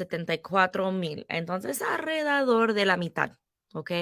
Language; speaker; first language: Spanish; non-native, fluent; English